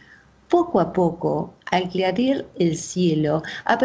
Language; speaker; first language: Spanish; native; Spanish